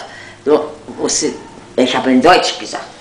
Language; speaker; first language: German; early bilingual, heritage; German